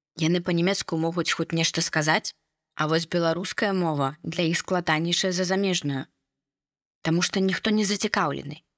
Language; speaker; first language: Belarusian; native; Belarusian